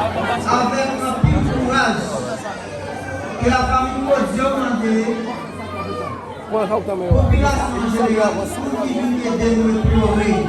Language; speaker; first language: French; non-native, local second language; Haitian Creole